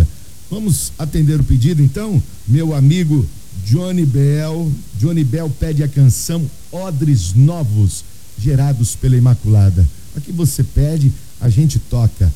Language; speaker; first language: Portuguese; native; Portuguese